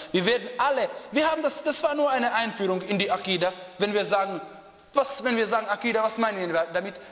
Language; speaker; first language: German; non-native, fluent; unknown